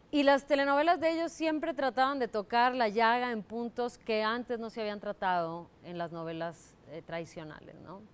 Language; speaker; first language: Spanish; native; Spanish